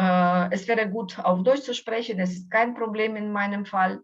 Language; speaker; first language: German; non-native, fluent; Ukrainian